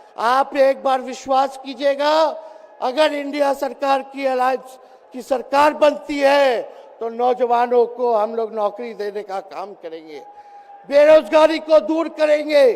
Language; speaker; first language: Hindi; native; Hindi